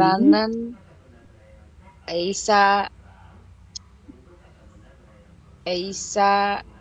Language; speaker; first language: Korean; non-native, learner; Indonesian